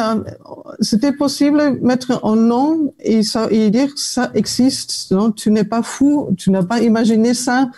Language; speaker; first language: French; non-native, fluent; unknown